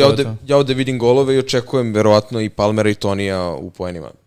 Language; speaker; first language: Serbian; native; Serbian